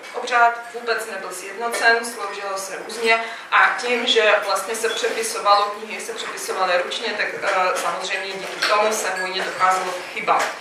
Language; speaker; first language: Czech; non-native, fluent; Russian